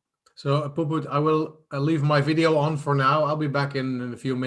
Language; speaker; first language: English; non-native, fluent; Indonesian